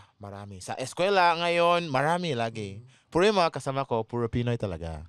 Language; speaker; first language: Filipino; non-native, fluent; Yoruba